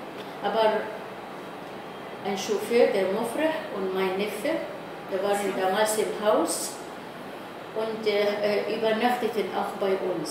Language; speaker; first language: German; non-native, fluent; Arabic